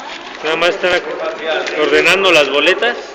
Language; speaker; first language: Spanish; native; Spanish